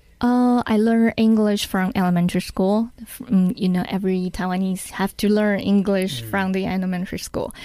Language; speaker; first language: English; non-native, learner; Chinese